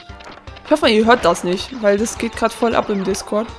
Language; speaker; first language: German; native; German